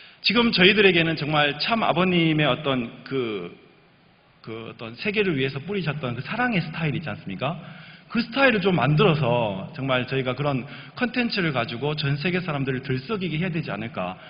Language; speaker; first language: Korean; native; Korean